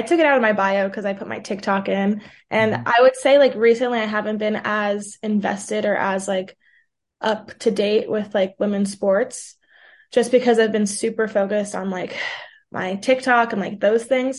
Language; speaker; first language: English; early bilingual, other home language; Portuguese